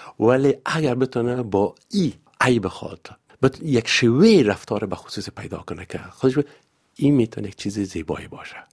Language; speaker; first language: Persian; native; Persian